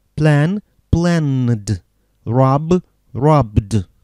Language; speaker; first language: English; non-native, fluent; Russian